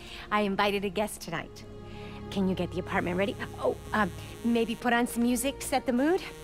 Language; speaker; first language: English; early bilingual, other home language; Spanish